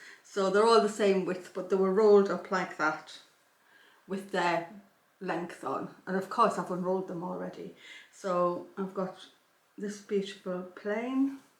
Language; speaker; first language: English; native; English